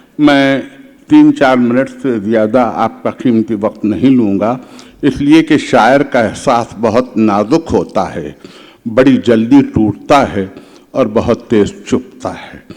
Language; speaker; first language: Urdu; native; Urdu